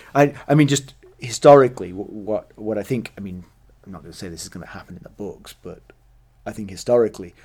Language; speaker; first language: English; native; English